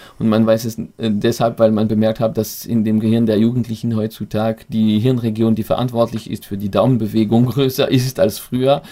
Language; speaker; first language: German; non-native, fluent; French